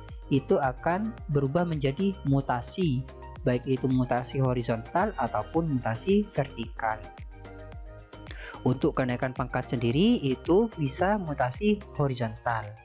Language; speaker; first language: Indonesian; native; Indonesian